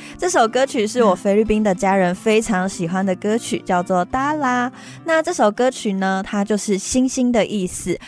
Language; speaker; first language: Chinese; early bilingual, other home language; Filipino